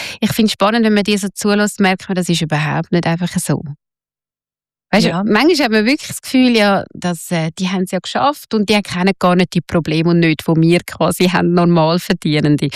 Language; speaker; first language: German; native; German